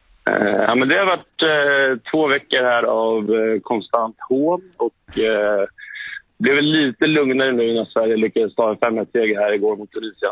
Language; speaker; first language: Swedish; native; Swedish